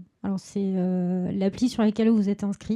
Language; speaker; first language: French; native; French